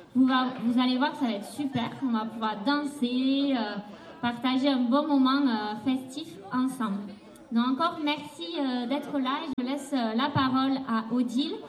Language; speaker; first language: French; native; French